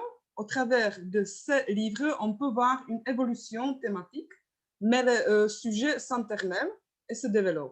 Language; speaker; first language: French; non-native, fluent; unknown